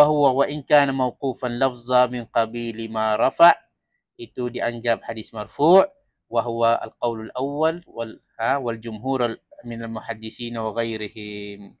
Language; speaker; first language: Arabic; non-native, fluent; Malay